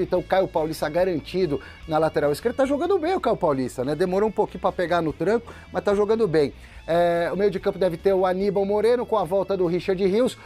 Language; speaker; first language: Portuguese; native; Portuguese